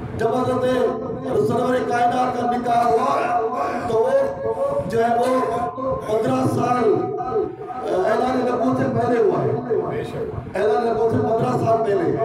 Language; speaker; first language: Urdu; non-native, local second language; Sindhi